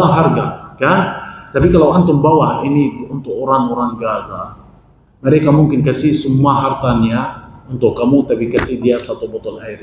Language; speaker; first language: Indonesian; non-native, fluent; Arabic